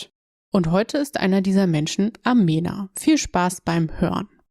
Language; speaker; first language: German; native; German